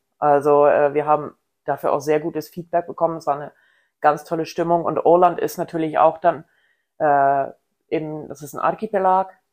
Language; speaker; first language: German; native; German